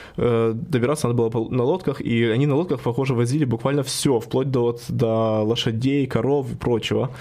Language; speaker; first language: Russian; native; Russian